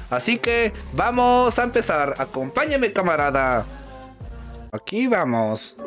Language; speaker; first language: Spanish; native; Spanish